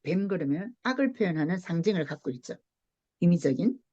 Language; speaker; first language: Korean; native; Korean